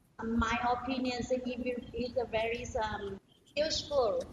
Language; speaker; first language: English; non-native, learner; Vietnamese